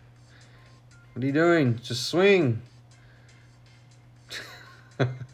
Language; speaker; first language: English; native; English